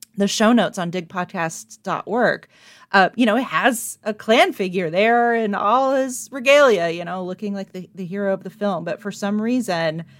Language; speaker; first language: English; native; English